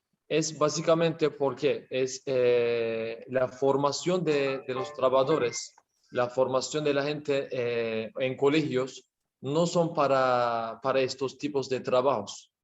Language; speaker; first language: Spanish; non-native, learner; Turkish